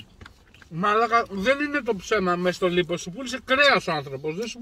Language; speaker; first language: Greek; native; Greek